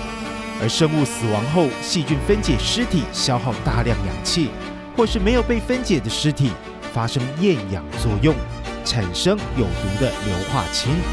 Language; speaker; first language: Chinese; native; Chinese